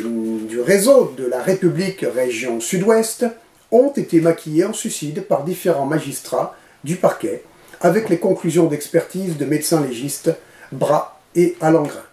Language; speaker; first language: French; native; French